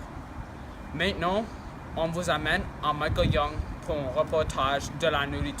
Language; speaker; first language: French; non-native, learner; English